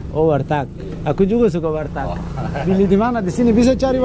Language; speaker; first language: Indonesian; non-native, learner; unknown